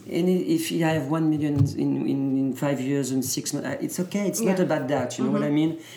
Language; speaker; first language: English; early bilingual, other home language; French